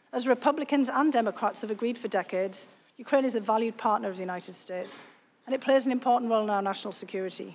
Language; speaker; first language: English; native; English